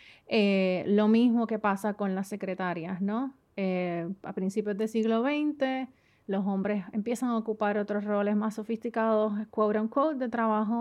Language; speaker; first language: Spanish; native; Spanish